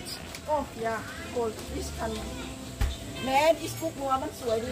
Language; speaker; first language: German; non-native, learner; Thai